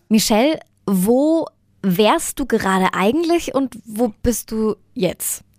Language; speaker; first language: German; native; German